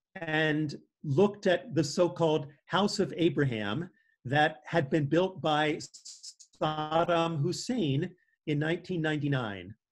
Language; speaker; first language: English; native; English